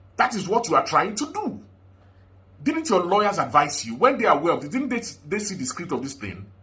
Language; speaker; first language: English; non-native, local second language; Yoruba